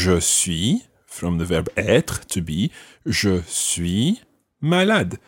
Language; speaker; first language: French; non-native, fluent; English